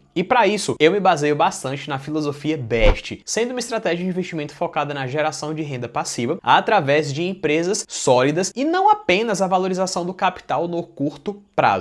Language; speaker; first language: Portuguese; native; Portuguese